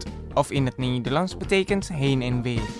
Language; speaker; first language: Dutch; non-native, fluent; Indonesian